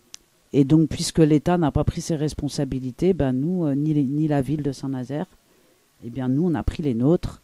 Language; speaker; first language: French; native; French